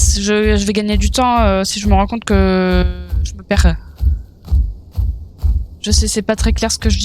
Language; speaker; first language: French; native; French